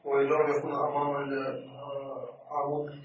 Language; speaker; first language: Arabic; non-native, learner; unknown